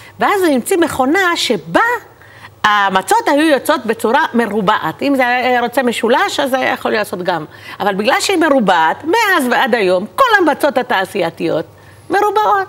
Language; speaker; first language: Hebrew; native; Hebrew